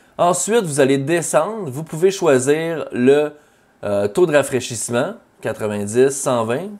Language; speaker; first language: French; native; French